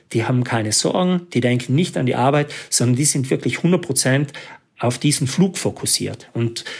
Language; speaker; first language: German; native; German